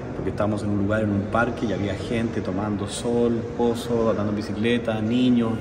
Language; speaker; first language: Spanish; native; Spanish